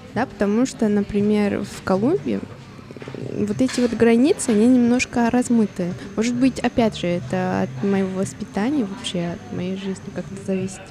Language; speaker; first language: Russian; non-native, fluent; Spanish